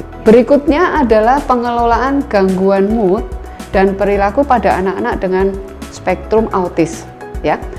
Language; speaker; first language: Indonesian; native; Indonesian